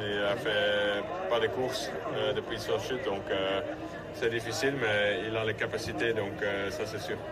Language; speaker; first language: French; non-native, local second language; Dutch